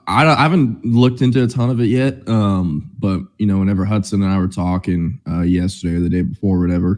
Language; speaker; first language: English; native; English